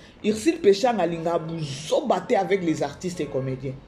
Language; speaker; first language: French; non-native, local second language; Lingala